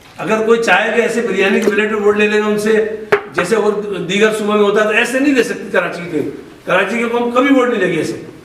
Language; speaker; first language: Urdu; native; Urdu